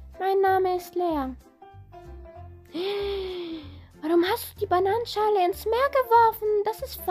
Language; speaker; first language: German; non-native, fluent; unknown